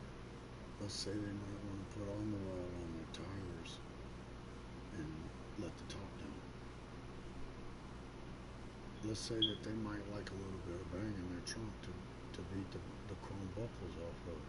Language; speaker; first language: English; native; English